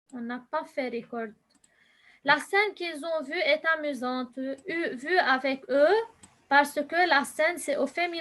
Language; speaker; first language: French; non-native, local second language; Arabic